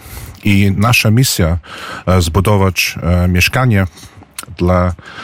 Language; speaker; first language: Polish; early bilingual, heritage; English